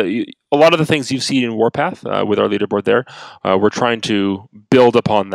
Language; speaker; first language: English; native; English